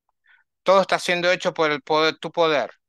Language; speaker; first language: Spanish; native; Spanish